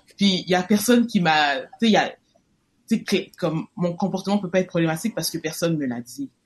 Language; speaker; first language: French; native; French